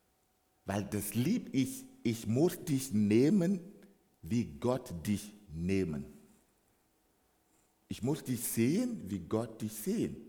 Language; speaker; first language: German; non-native, fluent; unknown